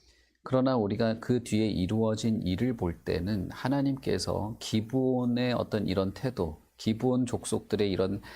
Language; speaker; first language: Korean; native; Korean